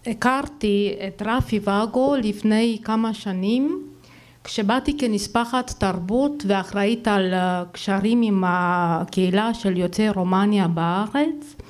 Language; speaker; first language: Hebrew; non-native, fluent; Romanian